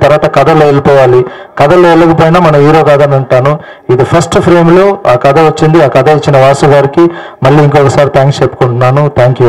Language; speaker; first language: Telugu; non-native, local second language; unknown